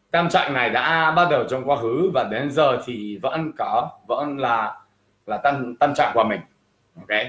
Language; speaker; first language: Vietnamese; non-native, fluent; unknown